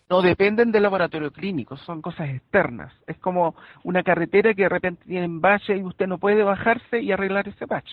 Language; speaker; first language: Spanish; native; Spanish